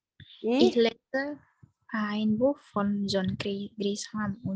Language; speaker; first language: German; non-native, learner; Indonesian